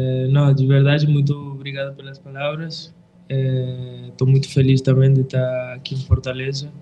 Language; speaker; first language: Portuguese; non-native, fluent; Spanish